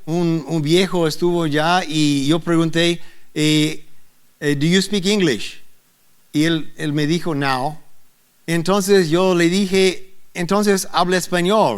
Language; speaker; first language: Spanish; non-native, learner; English